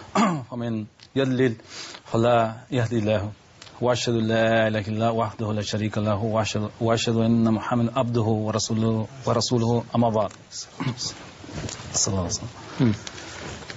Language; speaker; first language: Arabic; non-native, learner; Spanish